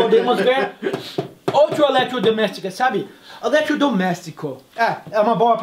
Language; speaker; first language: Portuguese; non-native, fluent; English